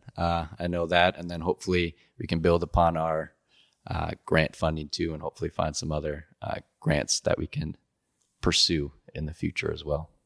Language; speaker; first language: English; native; English